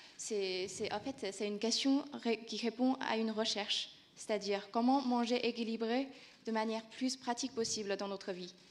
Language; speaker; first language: French; non-native, fluent; Chinese